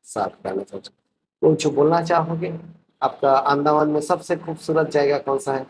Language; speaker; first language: Hindi; non-native, local second language; Bangla